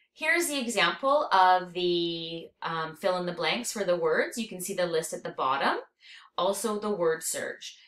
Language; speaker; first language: English; native; English